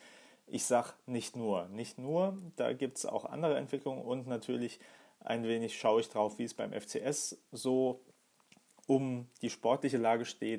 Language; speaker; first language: German; native; German